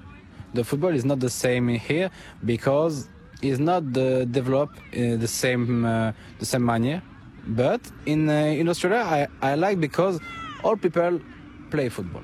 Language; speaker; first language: English; non-native, learner; French